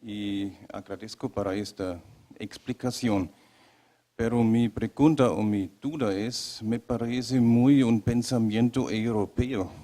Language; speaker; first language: Spanish; non-native, fluent; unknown